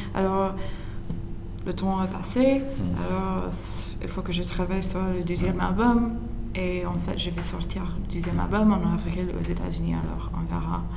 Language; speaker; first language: French; non-native, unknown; English